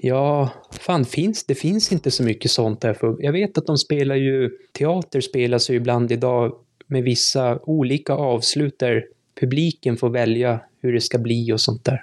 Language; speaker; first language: Swedish; native; Swedish